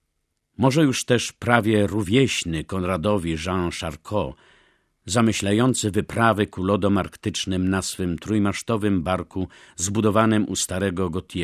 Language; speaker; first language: Polish; native; Polish